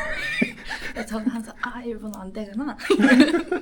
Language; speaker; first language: Korean; non-native, fluent; Japanese